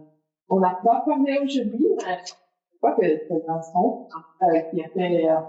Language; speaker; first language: French; non-native, fluent; English